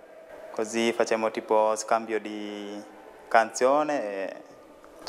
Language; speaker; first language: Italian; non-native, learner; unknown